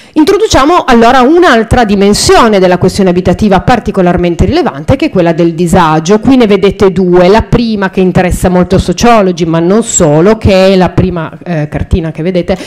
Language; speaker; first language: Italian; native; Italian